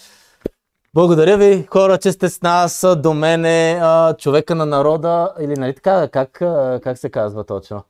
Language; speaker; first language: Bulgarian; native; Bulgarian